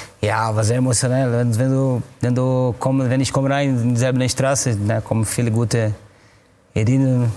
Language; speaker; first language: German; non-native, fluent; Portuguese